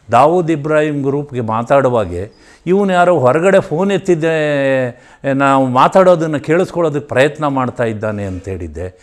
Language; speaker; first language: Kannada; native; Kannada